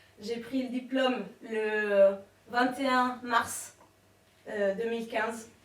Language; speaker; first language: French; non-native, fluent; Italian